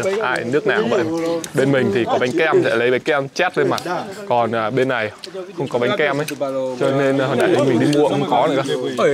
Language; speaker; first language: Vietnamese; native; Vietnamese